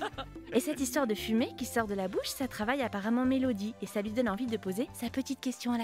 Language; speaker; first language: French; native; French